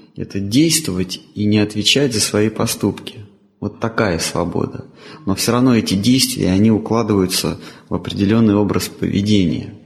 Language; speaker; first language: Russian; native; Russian